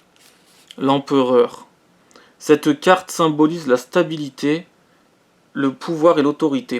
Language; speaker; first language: French; native; French